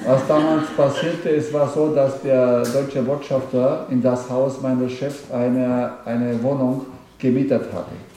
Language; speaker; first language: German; non-native, learner; Romanian